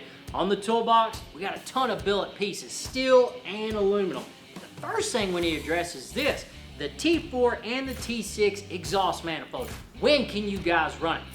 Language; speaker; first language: English; native; English